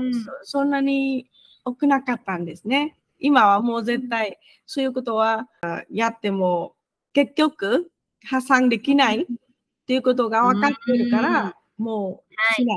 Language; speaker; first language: Japanese; non-native, fluent; Vietnamese